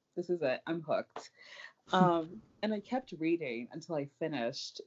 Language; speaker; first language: English; non-native, local second language; Yoruba